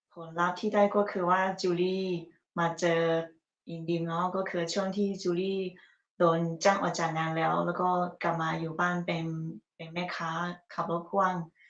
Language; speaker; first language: Thai; early bilingual, other home language; Chinese